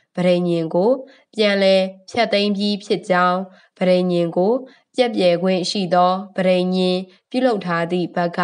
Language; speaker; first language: Burmese; native; Burmese